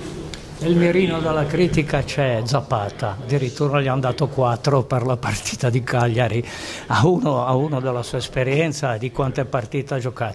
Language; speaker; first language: Italian; native; Italian